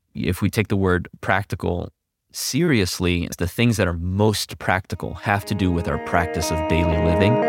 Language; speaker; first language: English; native; English